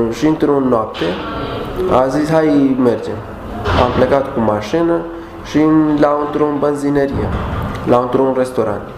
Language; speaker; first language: Romanian; non-native, learner; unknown